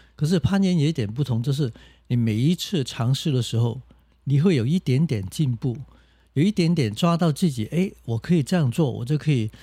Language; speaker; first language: Chinese; non-native, local second language; Cantonese